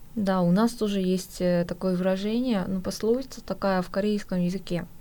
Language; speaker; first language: Russian; non-native, fluent; Korean